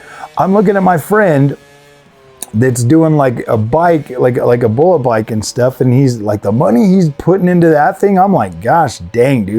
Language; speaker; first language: English; native; English